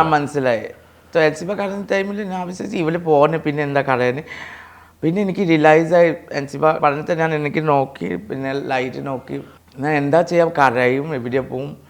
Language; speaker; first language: Malayalam; non-native, fluent; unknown